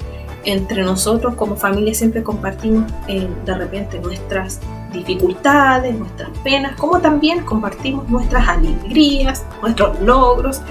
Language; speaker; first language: Spanish; native; Spanish